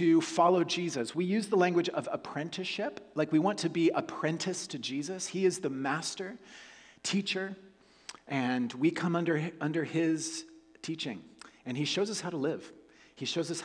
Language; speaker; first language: English; native; English